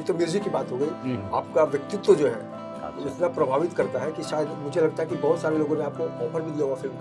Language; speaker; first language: Hindi; native; Hindi